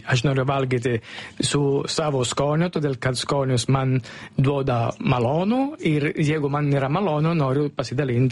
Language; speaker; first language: Lithuanian; non-native, learner; Italian